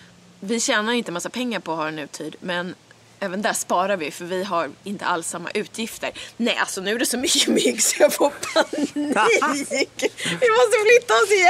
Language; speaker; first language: Swedish; native; Swedish